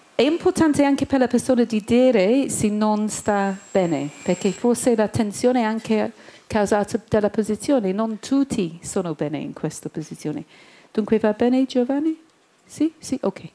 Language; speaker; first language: Italian; non-native, learner; English